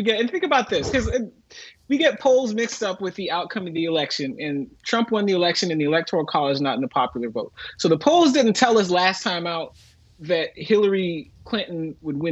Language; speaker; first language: English; native; English